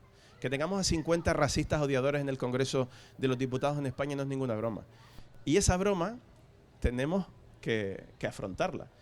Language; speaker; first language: Spanish; native; Spanish